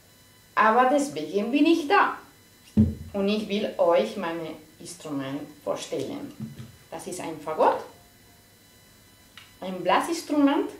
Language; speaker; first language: German; non-native, fluent; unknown